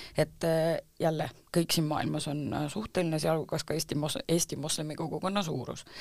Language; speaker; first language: Estonian; native; Estonian